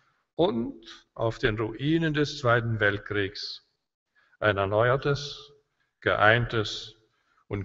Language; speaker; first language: German; native; German